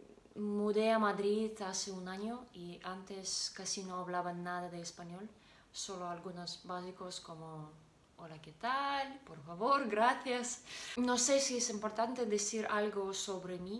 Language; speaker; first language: Spanish; non-native, learner; Russian